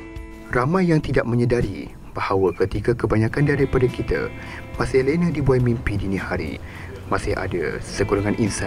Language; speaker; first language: Malay; native; Malay